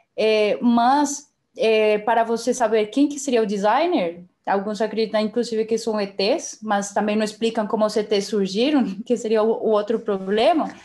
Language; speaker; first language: Portuguese; non-native, fluent; Spanish